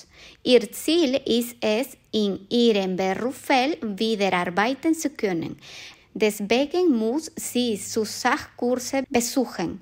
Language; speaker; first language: German; non-native, fluent; Spanish